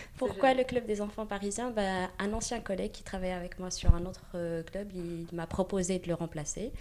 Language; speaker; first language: French; non-native, local second language; Arabic